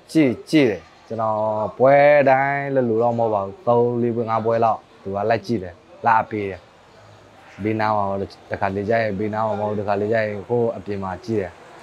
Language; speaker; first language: Burmese; non-native, local second language; S'gaw Karen